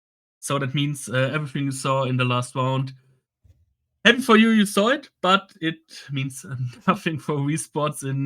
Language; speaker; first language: English; non-native, fluent; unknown